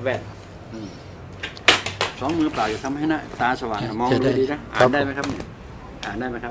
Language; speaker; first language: Thai; native; Thai